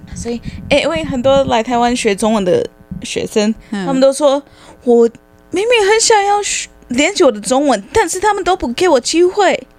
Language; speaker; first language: Chinese; non-native, fluent; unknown